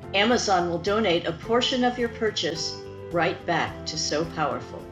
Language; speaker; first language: English; native; English